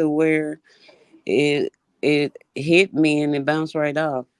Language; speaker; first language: English; native; English